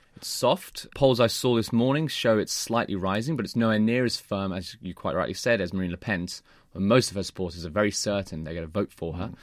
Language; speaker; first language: English; native; English